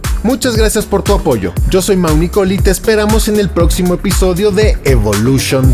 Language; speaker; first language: Spanish; native; Spanish